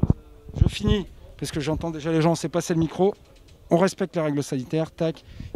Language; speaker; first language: French; native; French